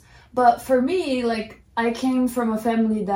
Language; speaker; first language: English; non-native, fluent; Portuguese